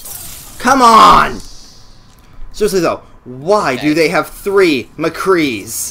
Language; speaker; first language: English; native; English